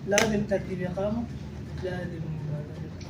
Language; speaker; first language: Arabic; non-native, learner; Hindi